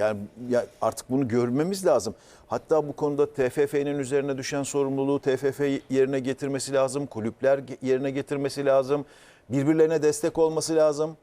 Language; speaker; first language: Turkish; native; Turkish